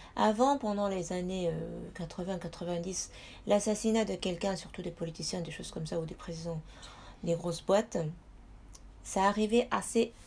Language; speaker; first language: French; non-native, fluent; Japanese